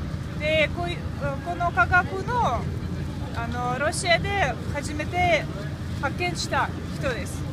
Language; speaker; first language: Japanese; non-native, fluent; Russian